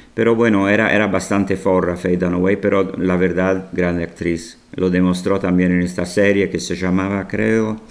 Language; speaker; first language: Spanish; non-native, fluent; Italian